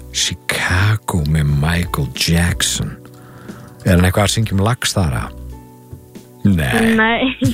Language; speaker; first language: Icelandic; native; Icelandic